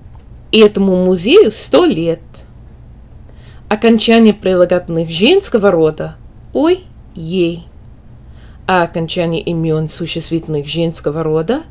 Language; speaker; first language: Russian; non-native, fluent; English